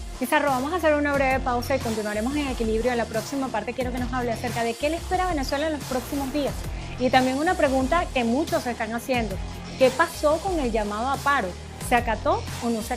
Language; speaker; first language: Spanish; native; Spanish